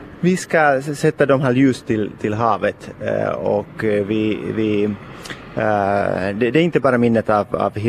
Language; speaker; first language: Swedish; non-native, local second language; Finnish